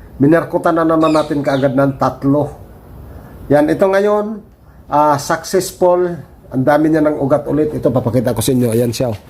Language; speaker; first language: Filipino; native; Filipino